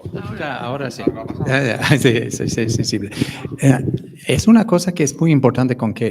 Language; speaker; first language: Spanish; non-native, fluent; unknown